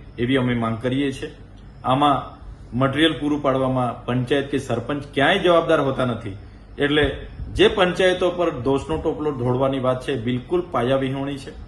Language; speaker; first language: Gujarati; non-native, local second language; Vasavi